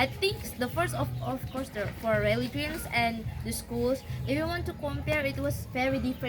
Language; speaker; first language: English; non-native, learner; Indonesian